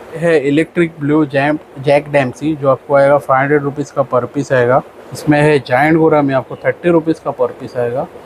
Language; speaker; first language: Hindi; non-native, local second language; Marathi